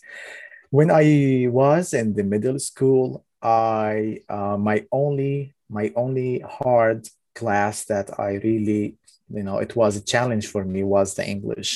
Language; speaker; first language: English; non-native, fluent; Arabic